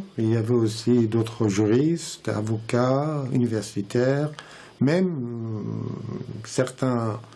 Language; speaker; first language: French; non-native, fluent; Persian